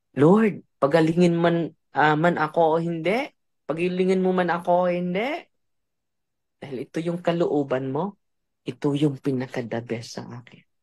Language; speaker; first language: Filipino; non-native, local second language; Cebuano